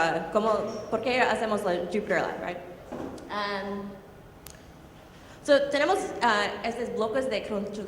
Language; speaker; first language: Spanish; non-native, learner; English